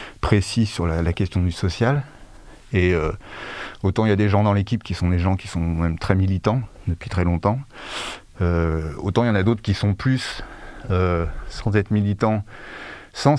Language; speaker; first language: French; native; French